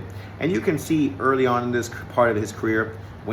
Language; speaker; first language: English; native; English